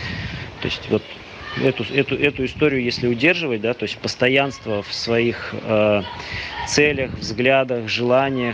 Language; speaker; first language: Russian; native; Russian